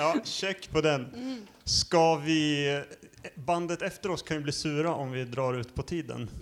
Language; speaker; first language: Swedish; native; Swedish